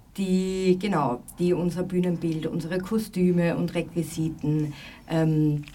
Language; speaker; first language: German; native; German